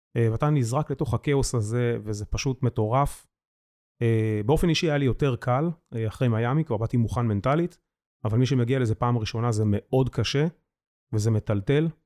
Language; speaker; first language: Hebrew; native; Hebrew